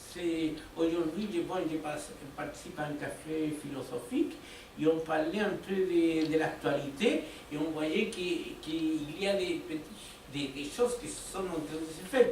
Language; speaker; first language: French; non-native, fluent; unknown